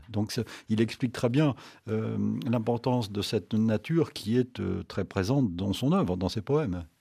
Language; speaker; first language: French; native; French